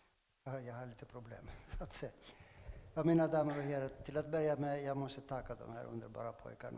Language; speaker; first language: Swedish; non-native, fluent; Greek